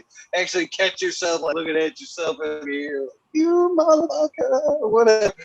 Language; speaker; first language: English; native; English